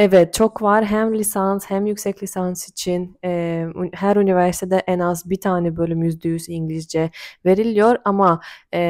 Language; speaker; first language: Turkish; non-native, fluent; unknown